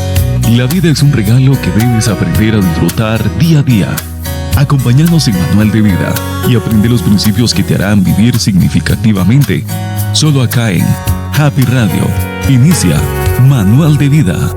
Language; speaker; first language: Spanish; native; Spanish